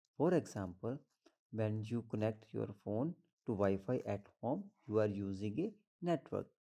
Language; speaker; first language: English; non-native, local second language; Hindi